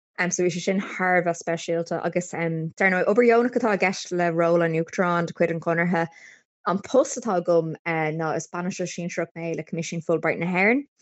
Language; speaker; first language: Irish; non-native, local second language; English